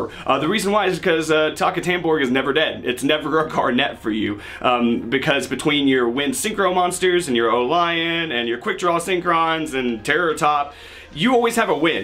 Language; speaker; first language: English; native; English